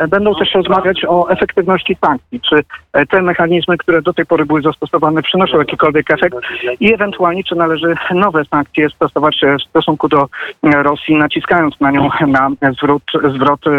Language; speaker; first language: Polish; native; Polish